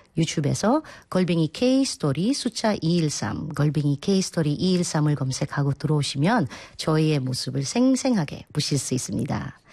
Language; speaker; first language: Korean; non-native, fluent; Filipino